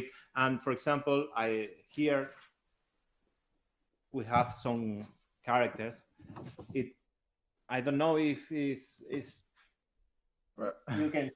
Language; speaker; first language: English; non-native, learner; Spanish